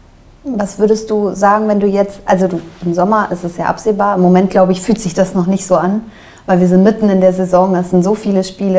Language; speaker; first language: German; native; German